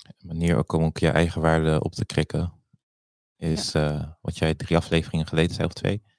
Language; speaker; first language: Dutch; early bilingual, other home language; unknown